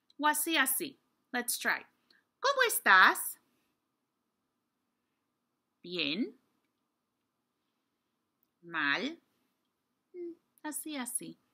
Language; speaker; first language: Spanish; non-native, fluent; English